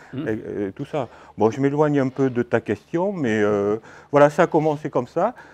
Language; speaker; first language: French; native; French